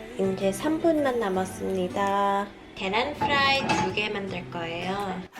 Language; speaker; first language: Korean; early bilingual, heritage; Korean